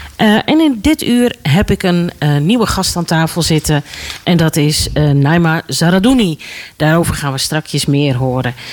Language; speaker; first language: Dutch; native; Dutch